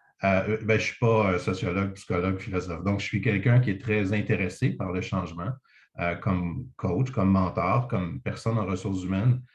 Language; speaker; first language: French; native; French